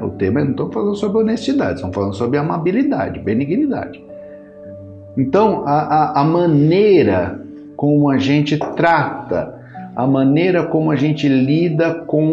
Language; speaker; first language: Portuguese; native; Portuguese